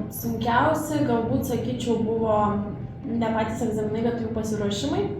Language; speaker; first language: Lithuanian; native; Lithuanian